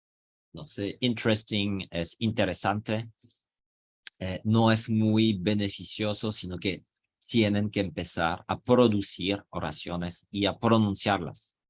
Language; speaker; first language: Spanish; non-native, fluent; French